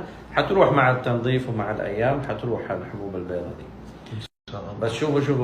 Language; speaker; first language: Arabic; native; Arabic